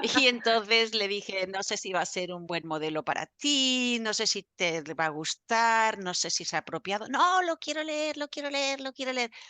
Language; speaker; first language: Spanish; native; Spanish